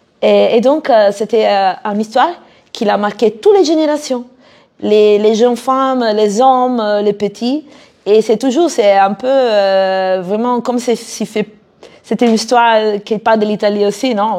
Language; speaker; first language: French; non-native, fluent; Italian